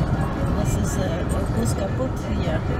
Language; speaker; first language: German; non-native, learner; Portuguese